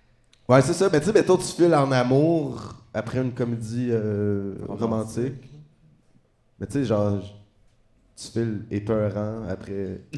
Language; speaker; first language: French; native; French